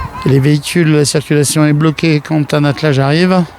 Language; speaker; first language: French; native; French